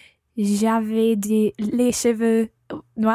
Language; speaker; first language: French; non-native, learner; English